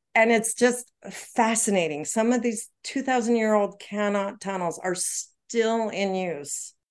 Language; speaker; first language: English; native; English